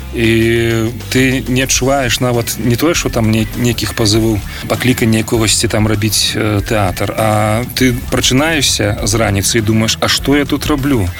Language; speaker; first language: Belarusian; non-native, local second language; Russian